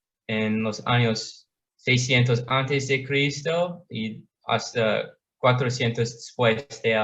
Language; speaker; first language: Spanish; non-native, learner; English